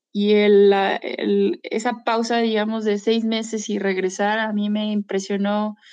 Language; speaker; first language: Spanish; native; Spanish